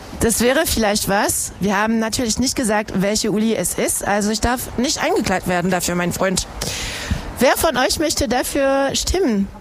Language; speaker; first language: German; non-native, fluent; French